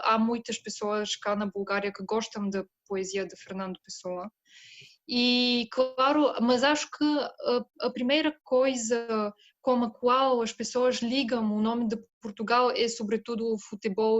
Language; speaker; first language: Portuguese; non-native, fluent; Bulgarian